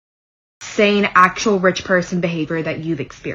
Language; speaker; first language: English; native; English